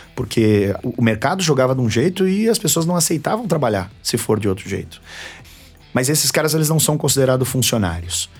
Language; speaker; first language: Portuguese; native; Portuguese